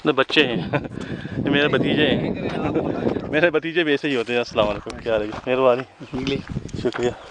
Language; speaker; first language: Urdu; non-native, local second language; Pashto